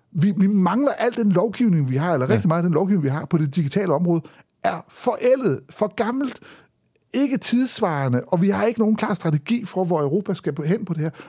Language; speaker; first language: Danish; native; Danish